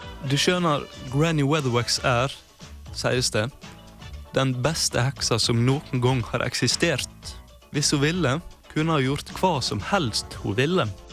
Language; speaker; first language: Norwegian; native; Norwegian